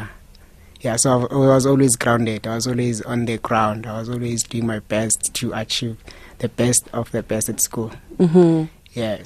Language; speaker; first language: English; non-native, local second language; Xhosa